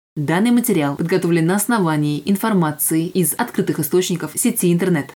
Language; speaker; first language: Russian; native; Russian